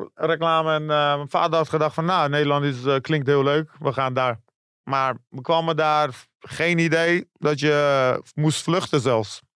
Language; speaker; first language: Dutch; early bilingual, other home language; Persian